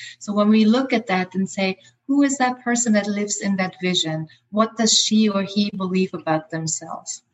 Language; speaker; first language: English; non-native, fluent; German